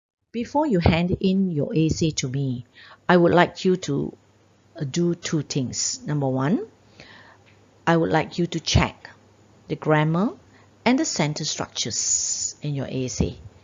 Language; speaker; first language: English; non-native, local second language; Chinese